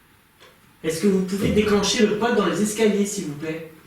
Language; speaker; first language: French; native; French